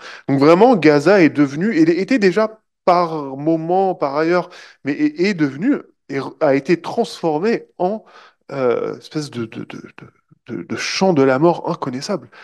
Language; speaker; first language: French; non-native, fluent; Arabic